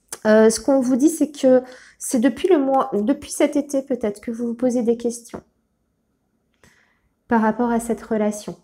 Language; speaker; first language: French; native; French